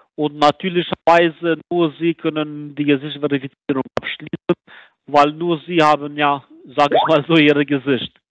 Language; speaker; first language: German; non-native, fluent; Albanian